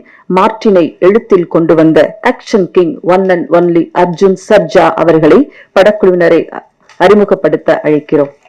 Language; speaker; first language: Tamil; native; Tamil